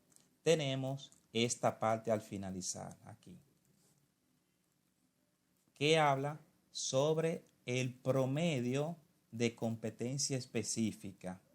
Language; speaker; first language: Spanish; native; Spanish